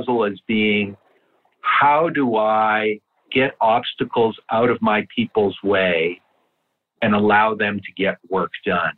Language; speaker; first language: English; early bilingual, other home language; Italian